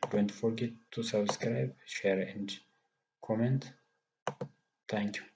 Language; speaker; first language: English; non-native, local second language; Amharic